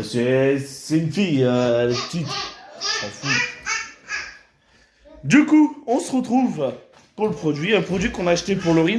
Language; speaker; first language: French; native; French